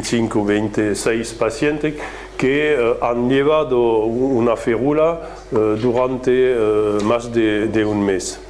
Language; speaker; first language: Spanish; non-native, fluent; French